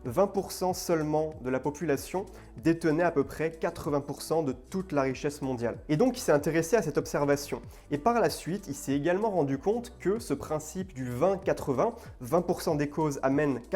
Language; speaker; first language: French; native; French